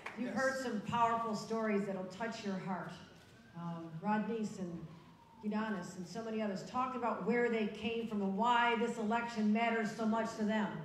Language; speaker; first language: English; native; English